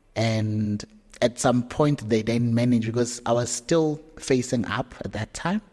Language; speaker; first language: English; non-native, local second language; Zulu